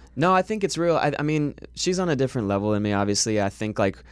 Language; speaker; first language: English; native; English